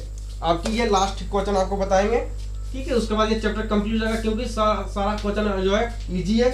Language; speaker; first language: Hindi; native; Hindi